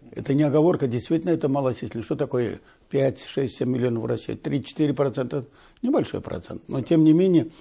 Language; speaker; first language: Russian; non-native, local second language; Tatar